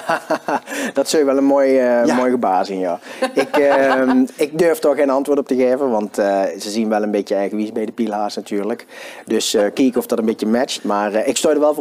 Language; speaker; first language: Dutch; native; Dutch